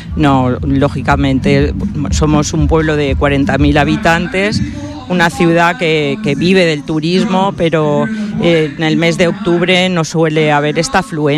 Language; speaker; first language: Spanish; native; Spanish